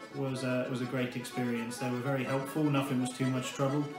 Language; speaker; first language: English; native; English